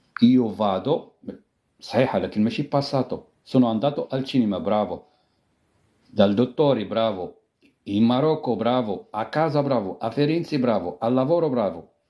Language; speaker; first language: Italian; non-native, fluent; Arabic